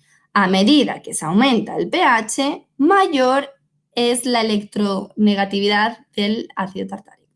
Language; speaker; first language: Spanish; native; Spanish